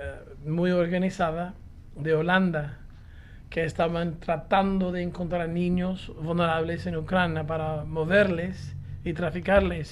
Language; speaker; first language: Spanish; non-native, fluent; English